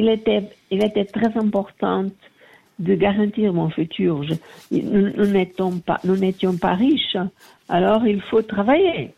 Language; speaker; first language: French; non-native, learner; Portuguese